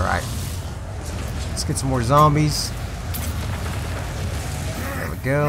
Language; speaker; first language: English; native; English